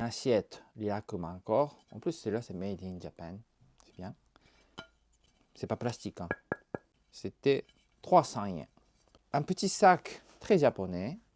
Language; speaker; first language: French; non-native, learner; Japanese